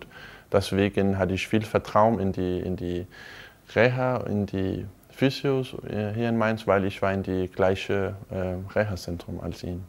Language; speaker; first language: German; non-native, fluent; Danish